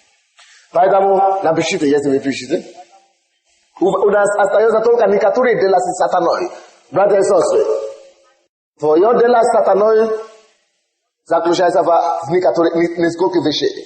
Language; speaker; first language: Russian; non-native, fluent; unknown